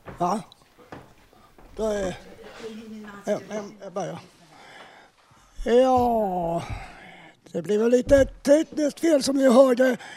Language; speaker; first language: Swedish; native; Swedish